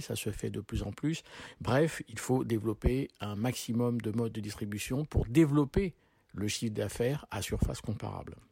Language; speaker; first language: French; native; French